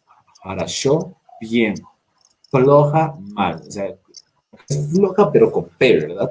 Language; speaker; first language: Spanish; native; Spanish